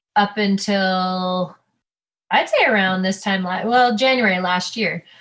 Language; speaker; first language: English; native; English